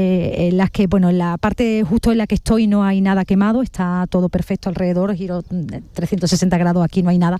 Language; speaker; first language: Spanish; native; Spanish